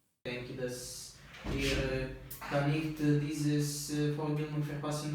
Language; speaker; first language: German; non-native, learner; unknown